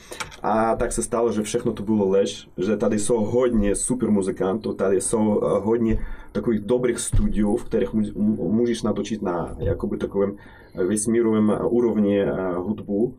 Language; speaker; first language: Czech; non-native, fluent; Russian